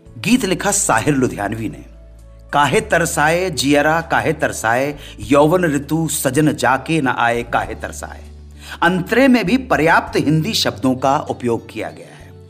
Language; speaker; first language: Hindi; native; Hindi